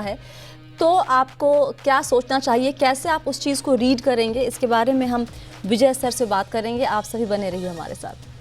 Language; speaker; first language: Hindi; native; Hindi